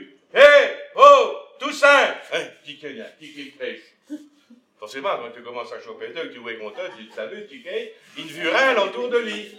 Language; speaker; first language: French; native; French